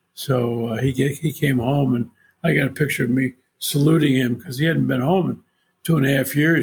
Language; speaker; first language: English; native; English